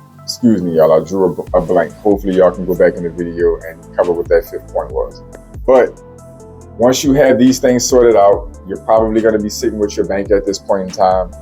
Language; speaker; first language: English; native; English